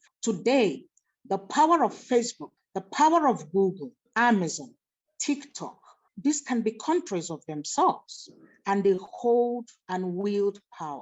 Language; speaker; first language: English; non-native, local second language; Igbo